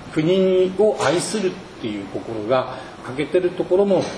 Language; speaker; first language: Japanese; native; Japanese